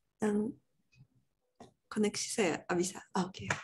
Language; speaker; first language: Indonesian; non-native, learner; Japanese